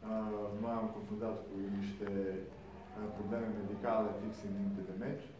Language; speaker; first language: Romanian; non-native, fluent; Serbian